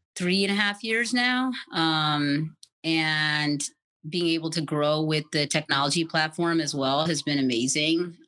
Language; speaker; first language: English; native; English